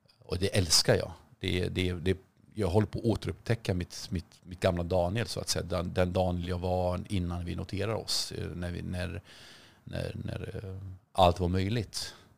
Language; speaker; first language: Swedish; early bilingual, other home language; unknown